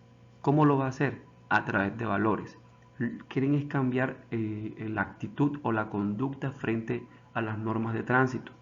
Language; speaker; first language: Spanish; native; Spanish